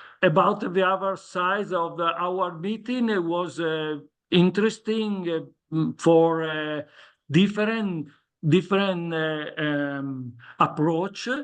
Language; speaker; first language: English; non-native, learner; Italian